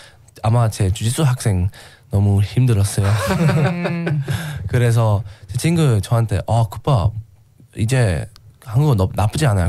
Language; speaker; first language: Korean; non-native, learner; English